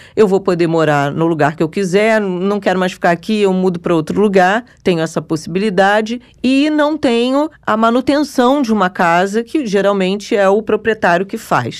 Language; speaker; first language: Portuguese; native; Portuguese